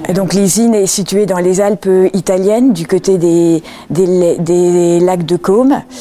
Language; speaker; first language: French; native; French